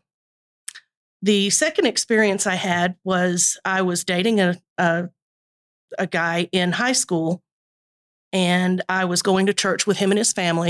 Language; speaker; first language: English; native; English